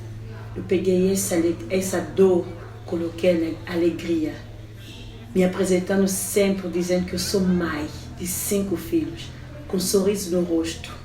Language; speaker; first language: Portuguese; non-native, fluent; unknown